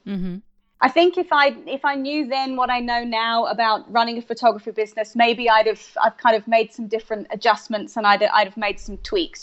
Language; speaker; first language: English; native; English